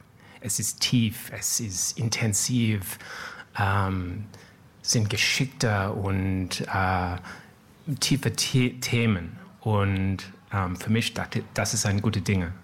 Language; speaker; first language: German; non-native, learner; English